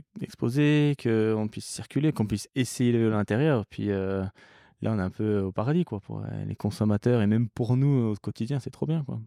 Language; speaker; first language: French; early bilingual, other home language; English